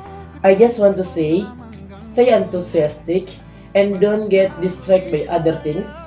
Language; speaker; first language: English; non-native, learner; Indonesian